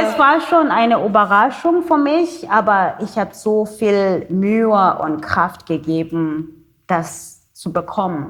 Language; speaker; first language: German; non-native, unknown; Xhosa